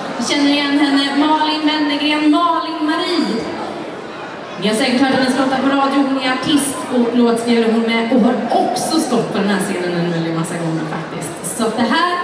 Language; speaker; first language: Swedish; native; Swedish